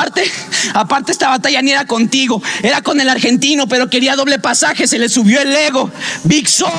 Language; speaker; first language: Spanish; native; Spanish